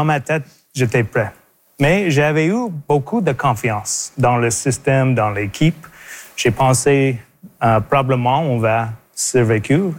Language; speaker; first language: French; native; French